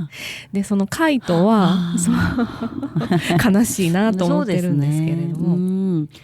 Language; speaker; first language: Japanese; native; Japanese